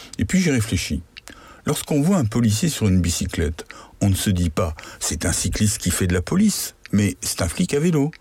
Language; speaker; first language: French; native; French